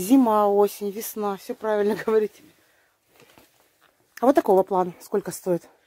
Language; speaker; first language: Russian; native; Russian